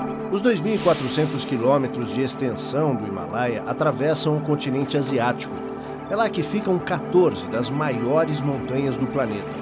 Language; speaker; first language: Portuguese; native; Portuguese